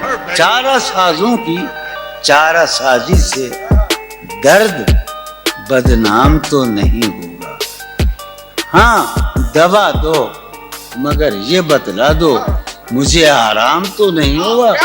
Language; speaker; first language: Urdu; native; Urdu